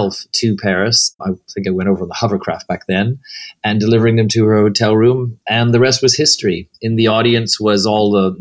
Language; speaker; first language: English; native; English